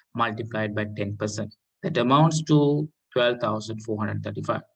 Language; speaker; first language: English; non-native, local second language; Sinhala